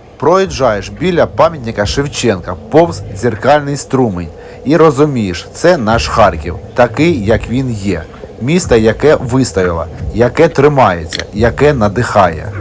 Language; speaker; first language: Ukrainian; native; Ukrainian